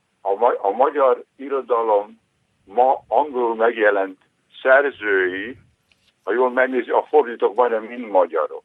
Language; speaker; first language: Hungarian; native; Hungarian